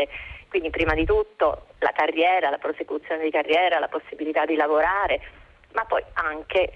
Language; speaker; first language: Italian; native; Italian